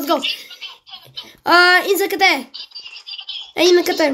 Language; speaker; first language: English; non-native, learner; Russian